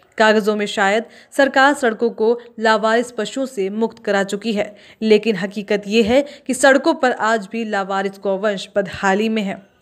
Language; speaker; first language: Hindi; native; Hindi